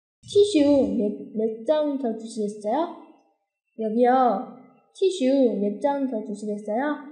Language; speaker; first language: Korean; non-native, fluent; Chinese